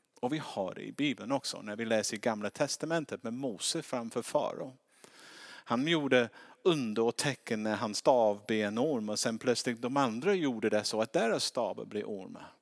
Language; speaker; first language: Swedish; non-native, fluent; English